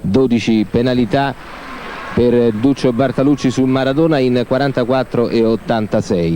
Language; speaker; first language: Italian; native; Italian